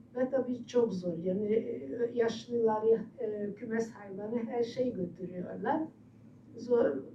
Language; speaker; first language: Turkish; non-native, fluent; Hungarian